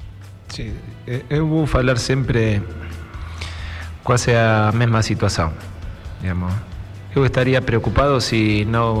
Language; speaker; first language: Portuguese; non-native, learner; Spanish